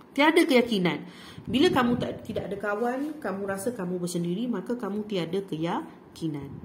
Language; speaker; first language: Malay; native; Malay